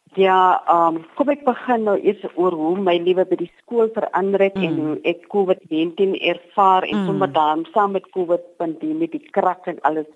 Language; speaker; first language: Afrikaans; native; Afrikaans